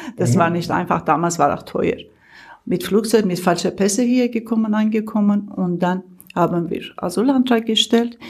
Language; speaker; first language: German; non-native, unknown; Armenian